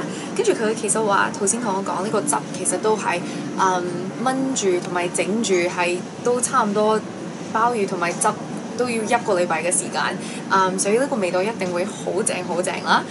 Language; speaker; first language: Cantonese; early bilingual, heritage; Cantonese